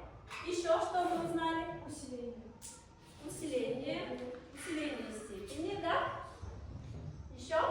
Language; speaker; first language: Russian; non-native, local second language; Kyrgyz